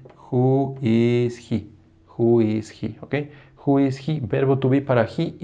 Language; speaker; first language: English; non-native, fluent; Spanish